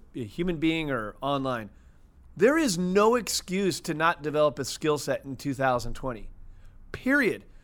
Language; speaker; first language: English; native; English